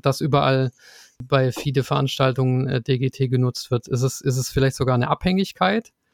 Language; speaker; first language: German; native; German